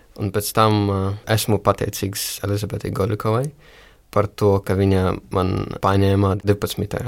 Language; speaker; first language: Latvian; early bilingual, other home language; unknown